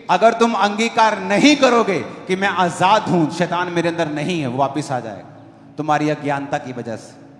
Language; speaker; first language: Hindi; non-native, local second language; Punjabi